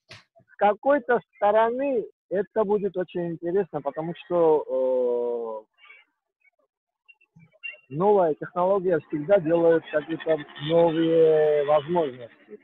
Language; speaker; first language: Russian; non-native, fluent; Georgian